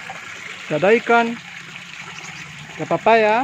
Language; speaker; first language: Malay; non-native, fluent; French